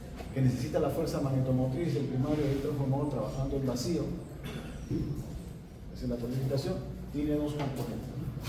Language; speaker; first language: Spanish; native; Spanish